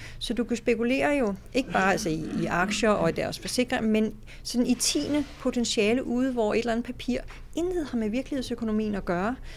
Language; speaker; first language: Danish; native; Danish